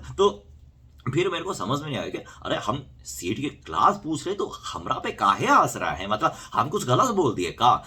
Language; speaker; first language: Hindi; non-native, fluent; Korean